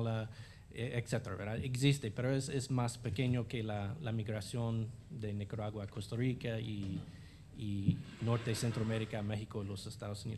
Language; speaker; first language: Spanish; non-native, fluent; English